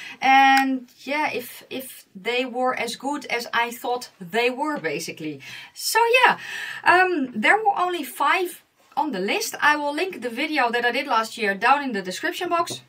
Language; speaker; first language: English; non-native, fluent; Dutch